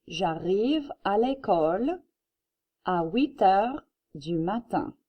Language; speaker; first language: French; non-native, fluent; English